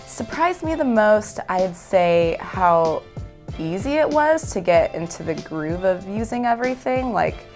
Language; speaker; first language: English; native; English